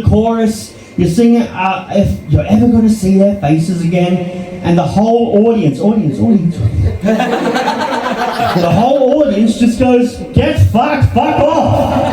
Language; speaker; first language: English; native; English